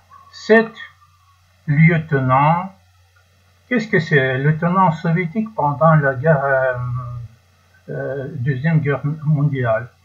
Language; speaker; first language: French; non-native, learner; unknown